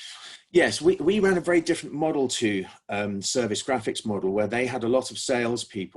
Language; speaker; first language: English; native; English